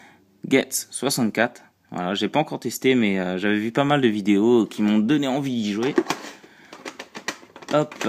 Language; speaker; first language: French; native; French